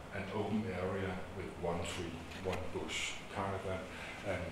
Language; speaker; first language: English; non-native, fluent; Danish